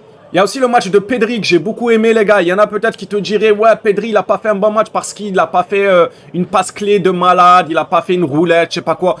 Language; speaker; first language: French; native; French